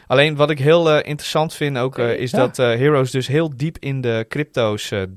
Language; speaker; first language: Dutch; native; Dutch